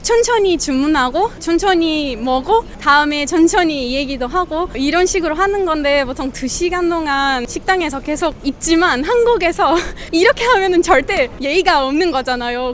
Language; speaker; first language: Korean; non-native, learner; Portuguese